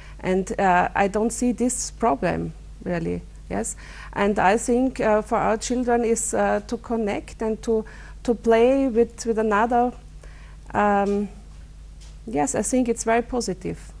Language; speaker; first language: English; non-native, fluent; German